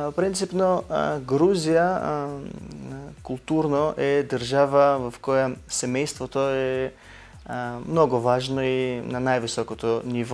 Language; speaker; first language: Bulgarian; non-native, learner; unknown